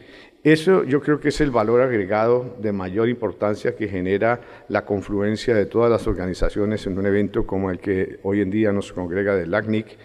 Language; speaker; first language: Spanish; native; Spanish